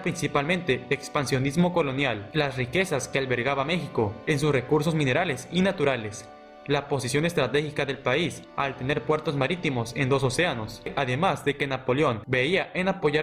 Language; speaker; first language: Spanish; native; Spanish